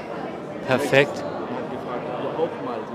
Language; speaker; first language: German; native; German